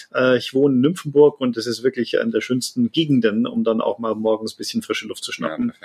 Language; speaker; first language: German; native; German